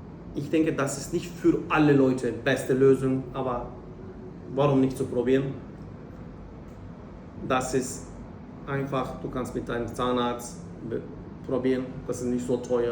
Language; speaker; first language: German; non-native, learner; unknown